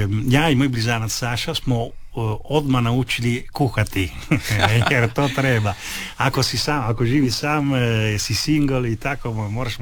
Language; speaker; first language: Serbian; early bilingual, heritage; Italian